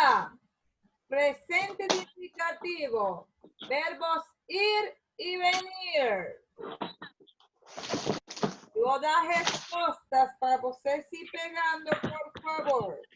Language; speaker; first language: Spanish; non-native, learner; Portuguese